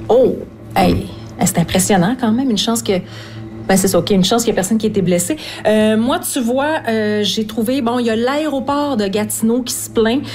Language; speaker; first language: French; native; French